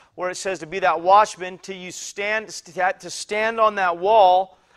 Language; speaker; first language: English; native; English